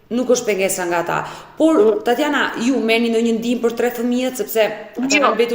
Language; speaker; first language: Albanian; native; Albanian